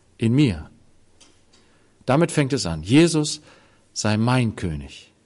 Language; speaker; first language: German; native; German